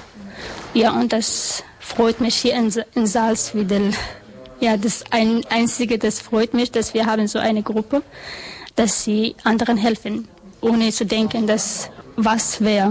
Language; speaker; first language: German; non-native, learner; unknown